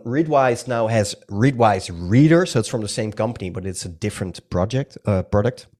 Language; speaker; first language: English; non-native, fluent; Dutch